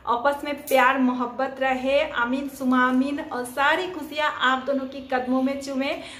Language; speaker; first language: Hindi; non-native, local second language; Bangla